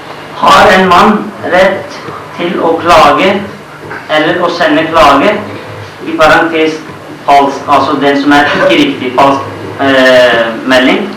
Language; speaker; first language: Norwegian; non-native, fluent; Urdu